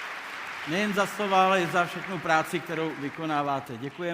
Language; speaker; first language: Czech; native; Czech